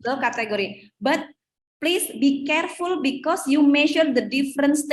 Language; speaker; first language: English; non-native, fluent; Indonesian